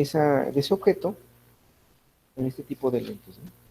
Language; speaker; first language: Spanish; native; Spanish